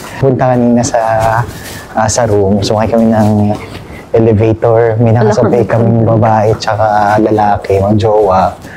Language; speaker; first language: Filipino; native; Filipino